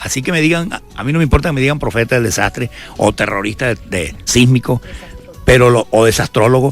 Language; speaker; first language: Spanish; native; Spanish